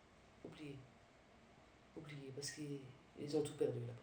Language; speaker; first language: French; early bilingual, other home language; Arabic